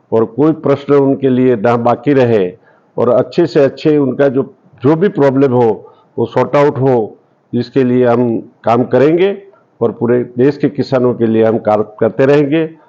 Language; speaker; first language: Hindi; non-native, local second language; Gujarati